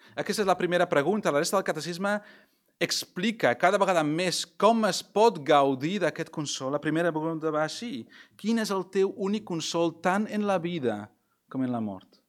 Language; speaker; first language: Catalan; non-native, local second language; Spanish